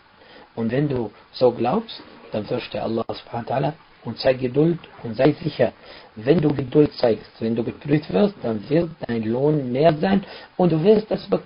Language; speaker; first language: German; non-native, fluent; Arabic